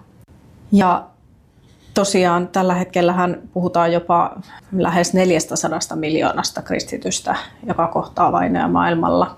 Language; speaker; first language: Finnish; native; Finnish